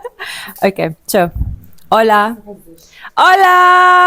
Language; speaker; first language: Spanish; non-native, learner; Arabic